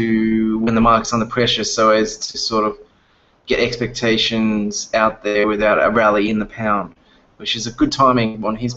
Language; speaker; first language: English; native; English